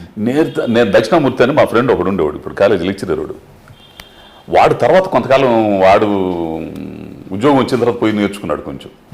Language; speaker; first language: Telugu; native; Telugu